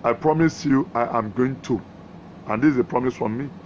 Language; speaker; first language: English; non-native, local second language; Yoruba